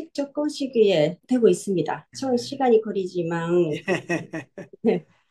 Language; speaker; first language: Korean; non-native, fluent; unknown